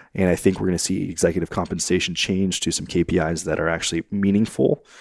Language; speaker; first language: English; native; English